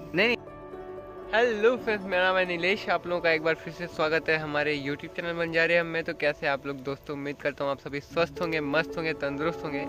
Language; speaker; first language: Hindi; native; Hindi